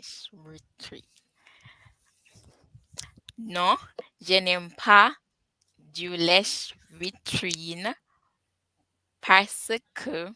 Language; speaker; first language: French; non-native, learner; English